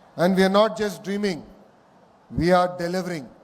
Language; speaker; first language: English; non-native, local second language; Telugu